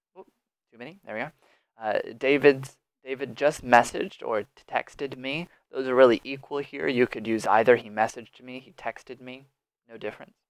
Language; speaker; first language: English; native; English